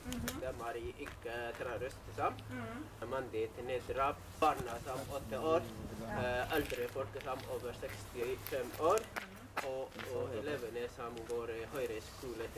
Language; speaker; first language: Norwegian; non-native, learner; Oromo